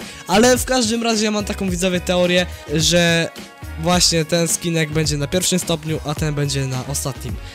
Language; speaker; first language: Polish; native; Polish